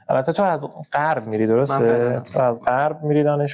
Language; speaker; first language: Persian; native; Persian